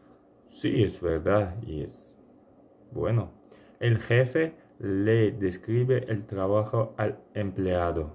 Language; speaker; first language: Spanish; non-native, learner; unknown